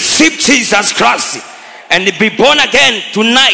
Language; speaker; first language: English; non-native, local second language; Swahili